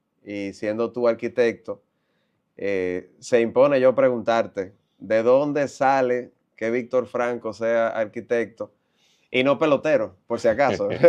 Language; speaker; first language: Spanish; native; Spanish